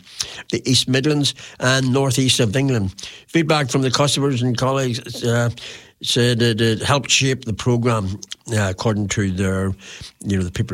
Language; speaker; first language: English; native; English